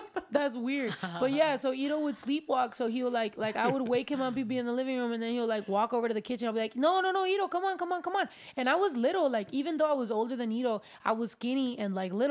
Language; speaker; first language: English; early bilingual, other home language; Spanish